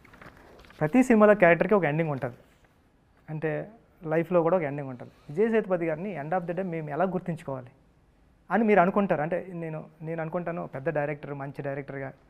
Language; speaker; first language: Telugu; native; Telugu